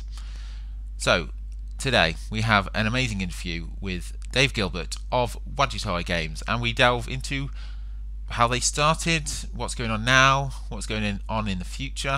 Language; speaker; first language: English; native; English